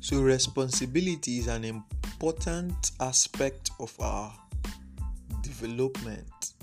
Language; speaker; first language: English; non-native, local second language; Igbo